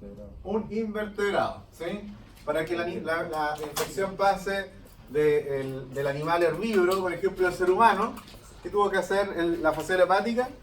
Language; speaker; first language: Spanish; native; Spanish